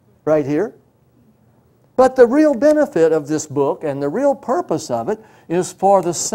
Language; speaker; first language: English; native; English